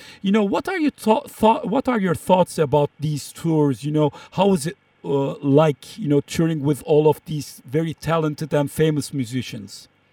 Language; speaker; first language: English; non-native, fluent; Turkish